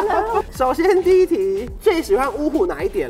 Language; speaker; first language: Chinese; native; Chinese